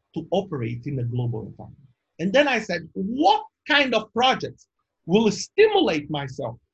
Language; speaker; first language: English; non-native, fluent; Portuguese